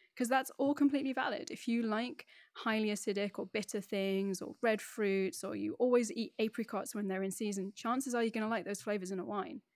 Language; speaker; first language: English; native; English